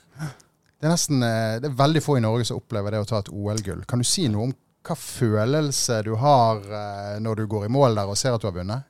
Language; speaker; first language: Norwegian; native; Norwegian